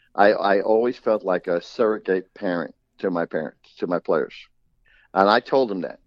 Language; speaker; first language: English; native; English